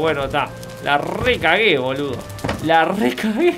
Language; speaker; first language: Spanish; native; Spanish